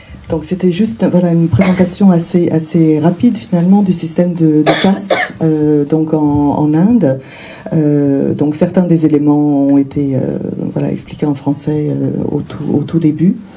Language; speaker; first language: French; native; French